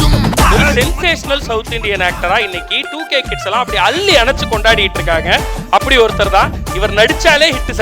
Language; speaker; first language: Tamil; native; Tamil